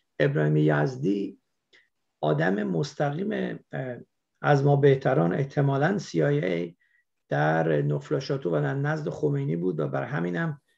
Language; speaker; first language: Persian; native; Persian